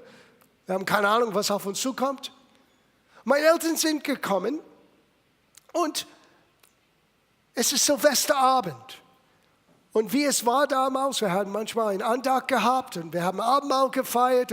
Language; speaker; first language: German; non-native, fluent; English